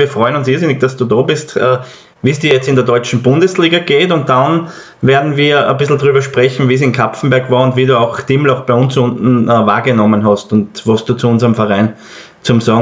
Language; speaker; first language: German; native; German